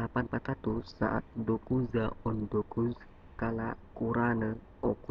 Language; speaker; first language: Turkish; non-native, learner; Indonesian